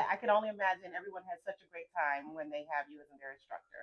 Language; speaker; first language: English; native; English